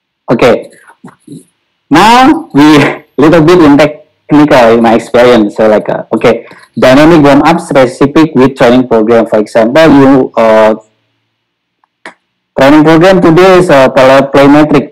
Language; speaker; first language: English; non-native, learner; Indonesian